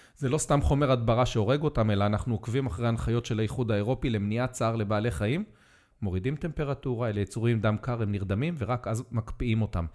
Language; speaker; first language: Hebrew; native; Hebrew